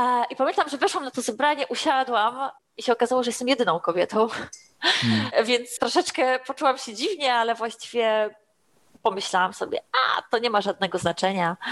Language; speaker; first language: Polish; native; Polish